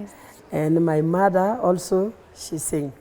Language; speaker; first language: English; non-native, learner; Bambara